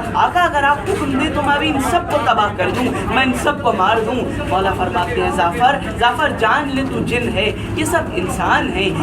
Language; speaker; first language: Urdu; native; Urdu